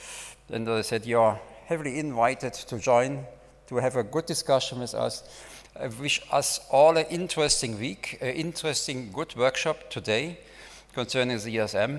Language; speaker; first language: English; non-native, fluent; German